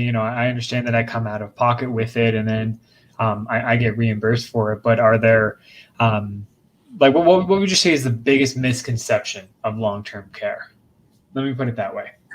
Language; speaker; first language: English; native; English